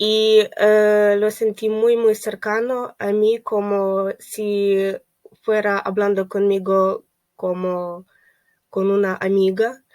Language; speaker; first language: Spanish; non-native, fluent; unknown